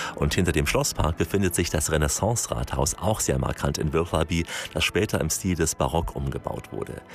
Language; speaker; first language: German; native; German